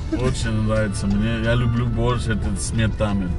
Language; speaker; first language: Russian; non-native, learner; Spanish